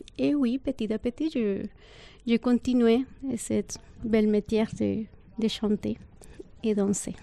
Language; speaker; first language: French; non-native, fluent; Spanish